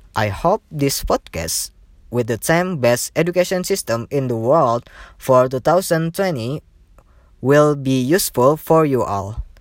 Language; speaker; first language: English; non-native, learner; Indonesian